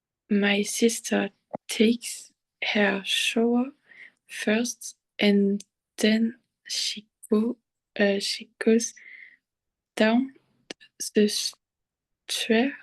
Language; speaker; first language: English; non-native, learner; French